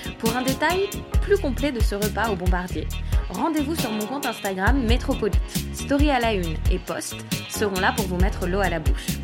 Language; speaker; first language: French; native; French